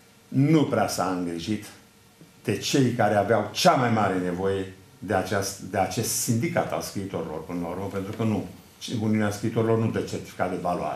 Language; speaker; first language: Romanian; native; Romanian